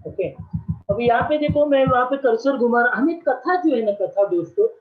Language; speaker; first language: Hindi; non-native, local second language; Marathi